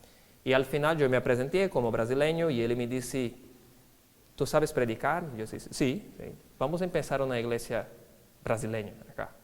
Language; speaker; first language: Spanish; non-native, fluent; Portuguese